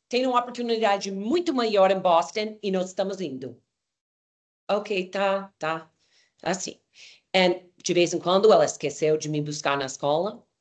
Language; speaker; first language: Portuguese; non-native, fluent; English